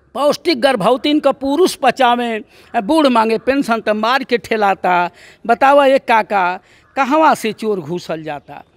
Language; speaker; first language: Hindi; native; Hindi